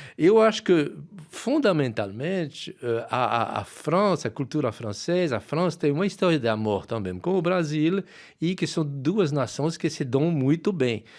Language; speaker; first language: Portuguese; non-native, fluent; French